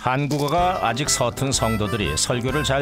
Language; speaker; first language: Korean; native; Korean